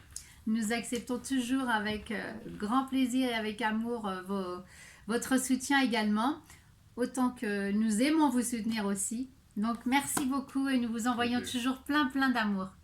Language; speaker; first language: French; native; French